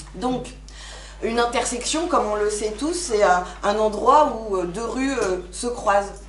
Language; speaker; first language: French; non-native, local second language; Arabic